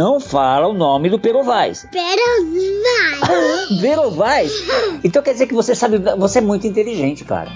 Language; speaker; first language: Portuguese; native; Portuguese